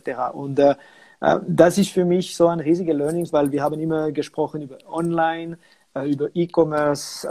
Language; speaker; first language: German; non-native, local second language; French